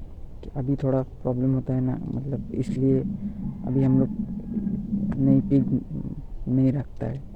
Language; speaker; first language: Hindi; non-native, local second language; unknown